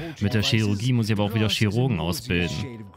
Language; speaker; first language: German; native; German